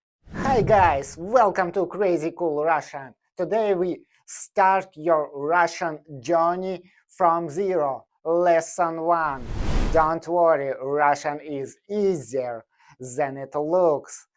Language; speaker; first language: English; non-native, fluent; Russian